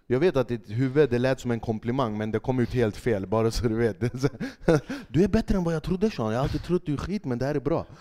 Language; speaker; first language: Swedish; early bilingual, other home language; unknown